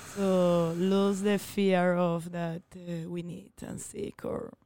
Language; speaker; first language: English; non-native, fluent; Spanish